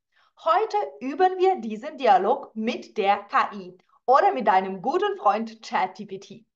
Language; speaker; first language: German; non-native, fluent; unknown